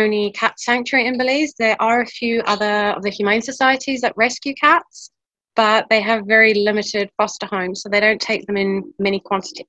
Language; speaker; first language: English; native; English